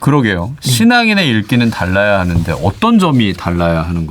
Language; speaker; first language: Korean; native; Korean